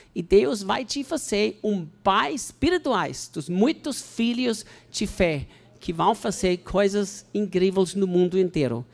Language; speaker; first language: Portuguese; non-native, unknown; German